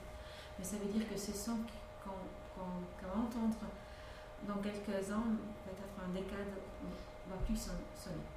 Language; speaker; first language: French; non-native, fluent; English